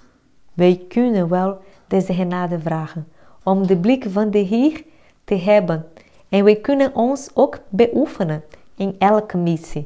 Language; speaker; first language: Dutch; non-native, fluent; Portuguese